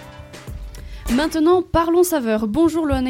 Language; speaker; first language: French; native; French